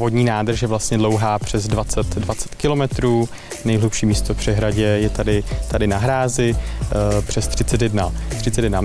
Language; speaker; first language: Czech; native; Czech